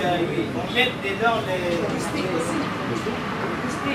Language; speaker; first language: French; non-native, learner; Indonesian